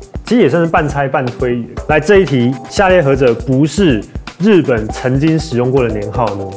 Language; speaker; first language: Chinese; native; Chinese